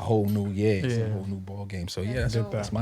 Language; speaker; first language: English; native; English